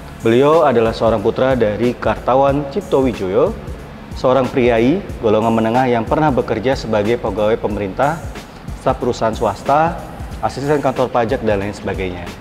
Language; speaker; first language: Indonesian; native; Indonesian